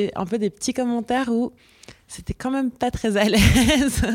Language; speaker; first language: French; native; French